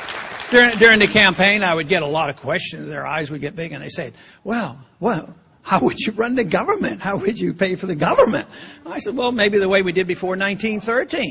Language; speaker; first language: English; native; English